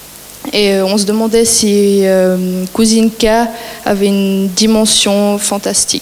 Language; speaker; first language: French; native; French